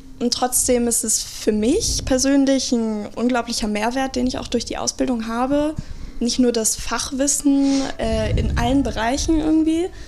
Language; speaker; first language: German; native; German